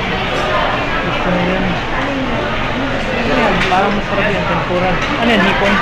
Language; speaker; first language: Filipino; early bilingual, heritage; Filipino